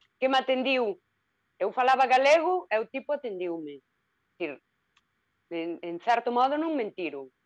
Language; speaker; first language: Galician; native; Galician